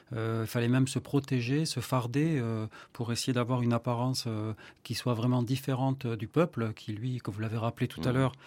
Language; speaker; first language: French; native; French